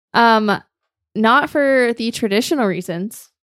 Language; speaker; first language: English; native; English